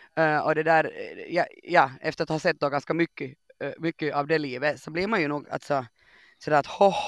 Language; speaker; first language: Swedish; native; Swedish